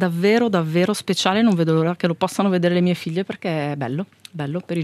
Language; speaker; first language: Italian; native; Italian